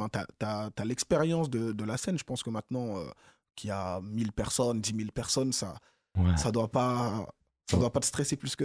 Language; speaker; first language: French; native; French